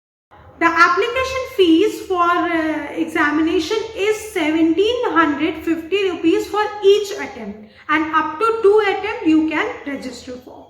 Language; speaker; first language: English; non-native, local second language; Hindi